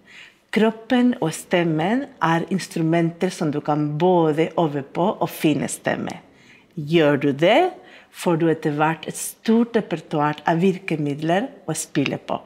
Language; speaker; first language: Norwegian; non-native, fluent; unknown